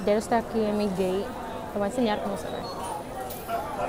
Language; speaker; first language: Spanish; early bilingual, heritage; Spanish